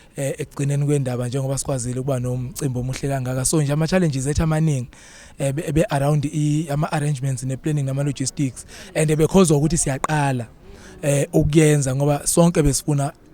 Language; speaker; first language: Zulu; native; Zulu